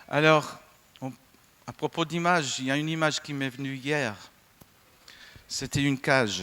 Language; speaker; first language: French; non-native, fluent; English